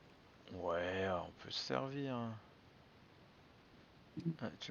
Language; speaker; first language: French; native; French